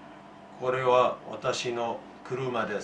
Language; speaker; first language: Japanese; non-native, learner; English